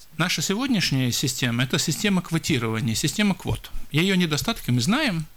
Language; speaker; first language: Russian; non-native, local second language; Latvian